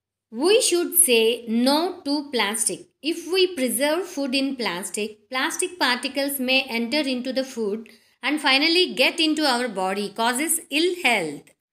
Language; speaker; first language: English; non-native, local second language; Telugu